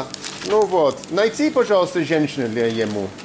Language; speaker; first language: Russian; non-native, learner; English